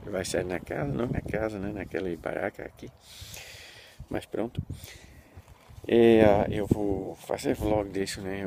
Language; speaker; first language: Portuguese; non-native, fluent; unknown